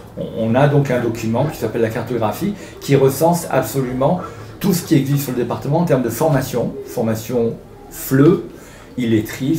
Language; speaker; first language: French; native; French